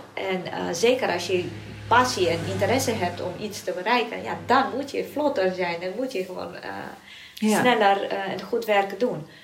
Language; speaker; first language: Dutch; non-native, fluent; Romanian